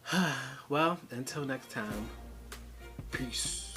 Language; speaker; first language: English; native; English